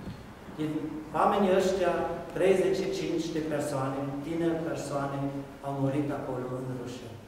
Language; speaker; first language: Romanian; non-native, local second language; German